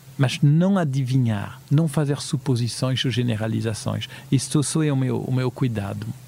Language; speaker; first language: Portuguese; early bilingual, heritage; Portuguese